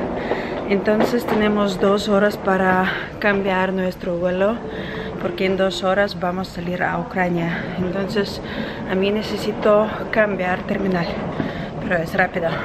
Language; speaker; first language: Spanish; non-native, learner; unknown